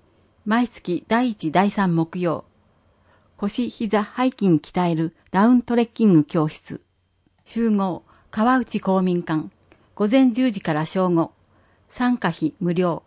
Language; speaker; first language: Japanese; native; Japanese